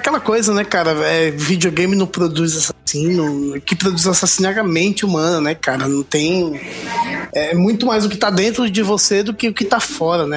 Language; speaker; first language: Portuguese; native; Portuguese